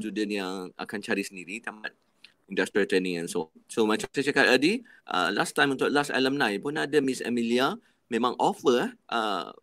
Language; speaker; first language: Malay; native; Malay